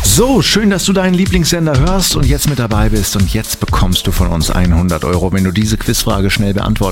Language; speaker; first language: German; native; German